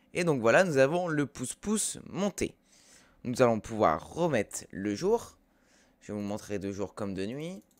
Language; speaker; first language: French; native; French